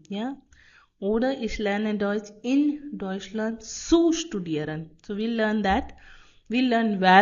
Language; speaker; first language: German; non-native, fluent; Hindi